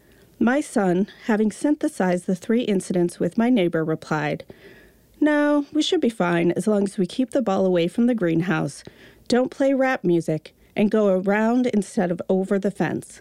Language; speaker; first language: English; native; English